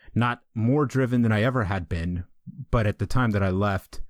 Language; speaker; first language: English; native; English